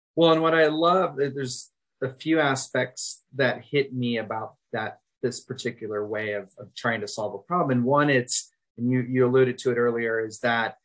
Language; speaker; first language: English; early bilingual, other home language; Spanish